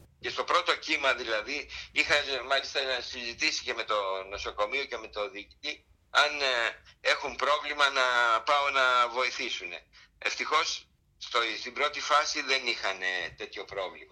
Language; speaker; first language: Greek; native; Greek